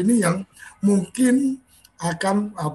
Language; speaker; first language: Malay; native; Malay